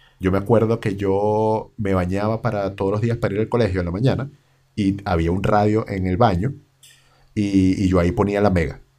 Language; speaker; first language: Spanish; native; Spanish